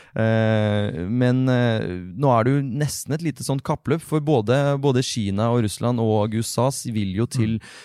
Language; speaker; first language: Norwegian; early bilingual, other home language; Russian